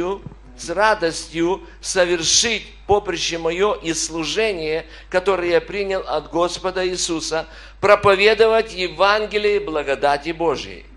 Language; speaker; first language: Polish; non-native, learner; Russian